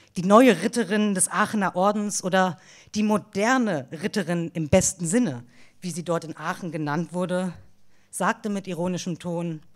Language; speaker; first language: German; native; German